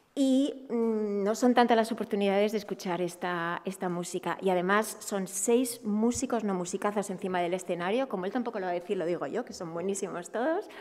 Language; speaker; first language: Spanish; native; Spanish